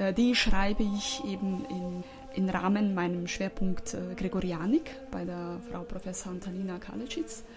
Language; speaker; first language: German; non-native, fluent; Croatian